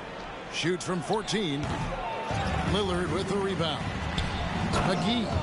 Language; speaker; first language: English; native; English